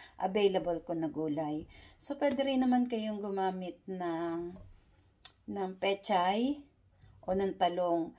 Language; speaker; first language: Filipino; native; Filipino